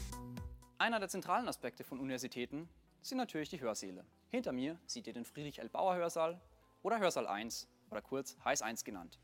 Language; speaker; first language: German; native; German